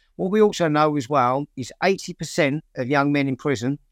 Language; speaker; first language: English; native; English